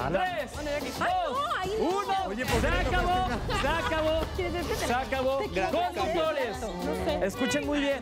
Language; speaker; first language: Spanish; native; Spanish